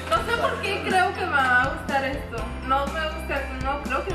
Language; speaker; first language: Spanish; early bilingual, other home language; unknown